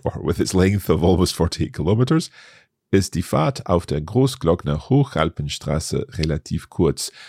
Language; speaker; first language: German; non-native, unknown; English